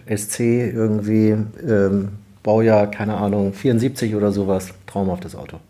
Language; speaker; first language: German; native; German